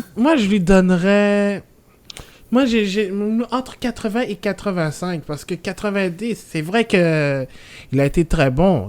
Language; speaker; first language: French; native; French